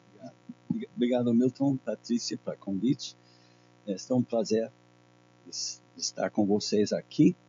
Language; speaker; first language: Portuguese; non-native, learner; English